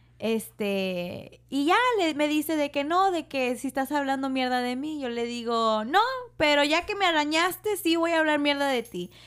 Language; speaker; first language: Spanish; early bilingual, heritage; Spanish